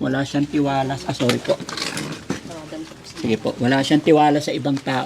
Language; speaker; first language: Filipino; native; Filipino